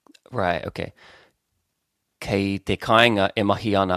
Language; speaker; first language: Māori; non-native, learner; English